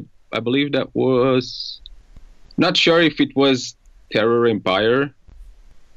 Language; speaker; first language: English; non-native, fluent; Portuguese